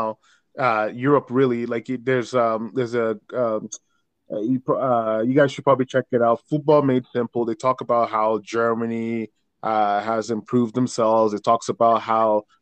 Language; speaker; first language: English; non-native, local second language; Yoruba